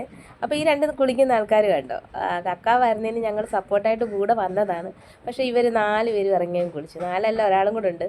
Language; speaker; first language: Malayalam; native; Malayalam